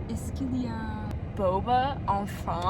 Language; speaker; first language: French; non-native, learner; English